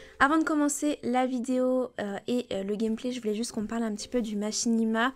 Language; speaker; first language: French; native; French